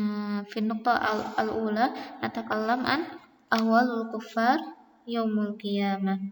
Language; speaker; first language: Arabic; non-native, fluent; Indonesian